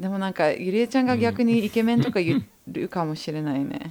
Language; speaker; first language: Japanese; early bilingual, heritage; Japanese